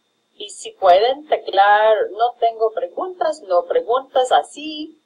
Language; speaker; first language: Spanish; non-native, fluent; English